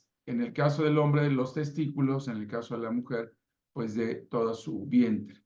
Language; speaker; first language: Spanish; native; Spanish